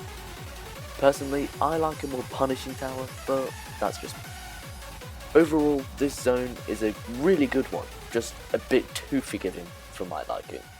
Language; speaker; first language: English; native; English